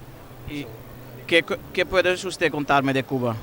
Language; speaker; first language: Spanish; non-native, learner; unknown